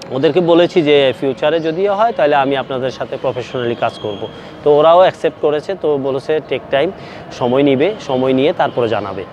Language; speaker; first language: Bangla; native; Bangla